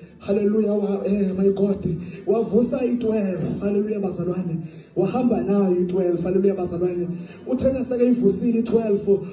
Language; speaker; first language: Zulu; non-native, local second language; Xhosa